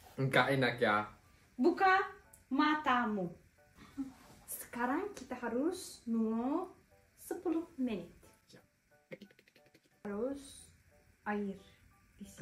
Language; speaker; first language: Indonesian; non-native, learner; Turkish